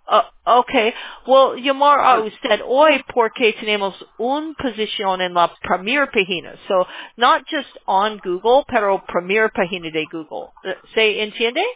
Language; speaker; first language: Spanish; non-native, learner; English